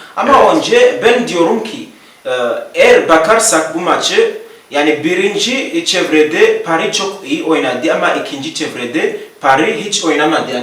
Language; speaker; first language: Turkish; non-native, learner; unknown